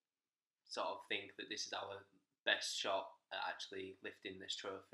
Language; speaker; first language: English; native; English